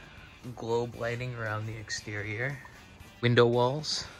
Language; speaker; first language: English; native; English